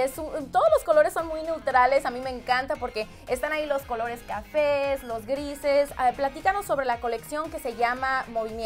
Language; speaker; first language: Spanish; native; Spanish